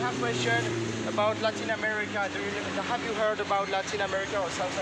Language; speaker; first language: English; non-native, fluent; French